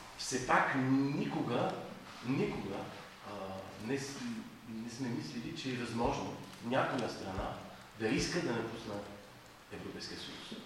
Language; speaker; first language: Bulgarian; non-native, fluent; French